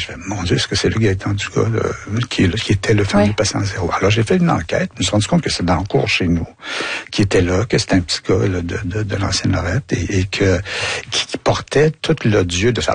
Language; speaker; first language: French; native; French